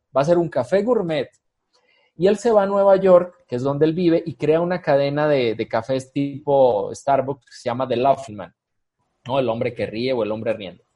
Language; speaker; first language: Spanish; native; Spanish